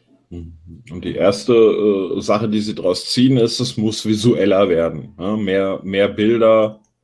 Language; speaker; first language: German; native; German